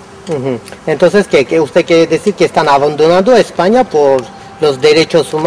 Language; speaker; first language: Spanish; non-native, fluent; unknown